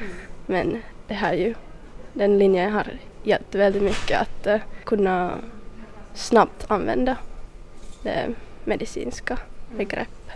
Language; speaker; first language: Swedish; non-native, local second language; Finnish